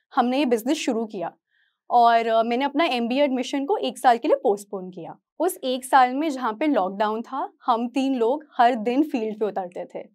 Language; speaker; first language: Hindi; native; Hindi